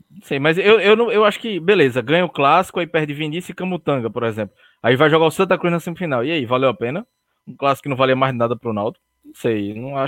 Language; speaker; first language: Portuguese; native; Portuguese